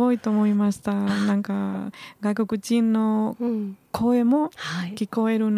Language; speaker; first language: Japanese; non-native, learner; Spanish